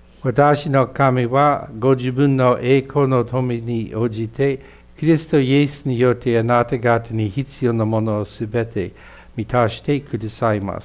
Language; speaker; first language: Japanese; non-native, fluent; English